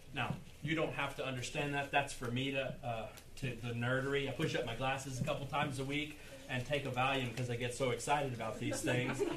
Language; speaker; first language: English; native; English